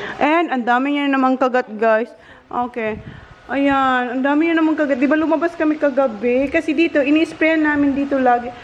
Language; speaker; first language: Filipino; non-native, local second language; Bikol